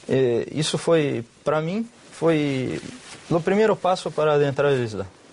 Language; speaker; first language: Spanish; non-native, learner; Portuguese